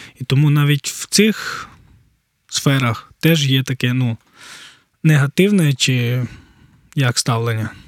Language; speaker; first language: Ukrainian; native; Ukrainian